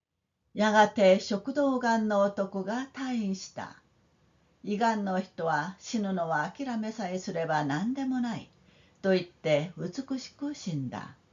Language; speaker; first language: Japanese; non-native, fluent; Korean